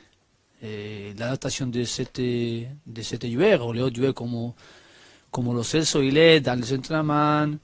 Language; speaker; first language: French; non-native, learner; Spanish